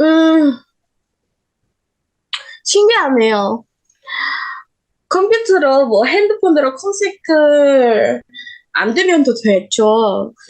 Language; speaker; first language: Korean; non-native, learner; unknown